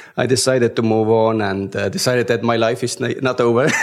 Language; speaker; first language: English; non-native, fluent; Estonian